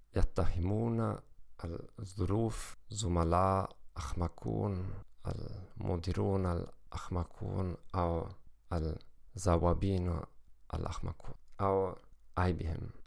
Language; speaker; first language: Arabic; non-native, learner; German